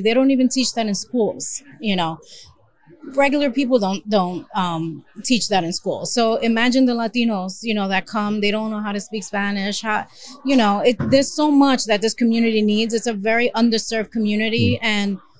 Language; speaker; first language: English; early bilingual, other home language; Spanish